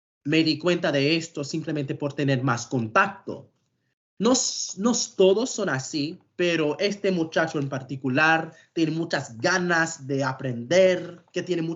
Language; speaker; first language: Spanish; non-native, fluent; English